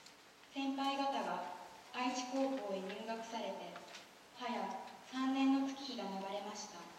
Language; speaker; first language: Japanese; native; Japanese